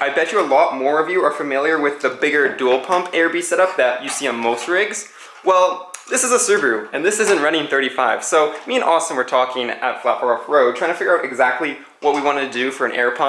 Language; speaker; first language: English; native; English